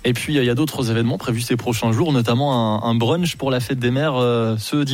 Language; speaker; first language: French; native; French